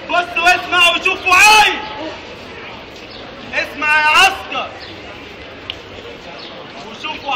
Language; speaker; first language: Arabic; native; Arabic